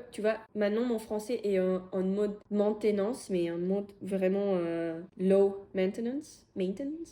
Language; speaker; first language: French; non-native, fluent; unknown